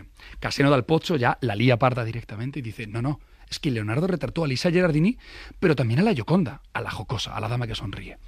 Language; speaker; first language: Spanish; native; Spanish